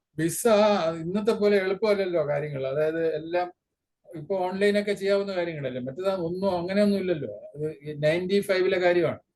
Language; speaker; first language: Malayalam; native; Malayalam